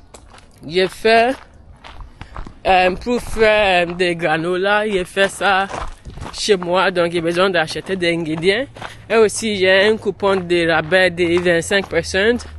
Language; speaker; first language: French; non-native, learner; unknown